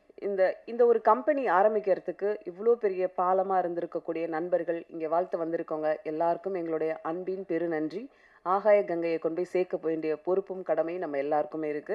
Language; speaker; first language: Tamil; native; Tamil